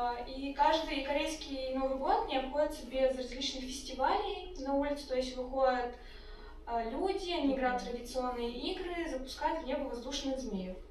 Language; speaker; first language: Russian; native; Russian